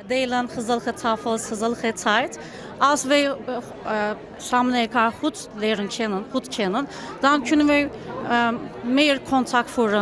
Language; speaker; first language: Dutch; non-native, learner; Turkish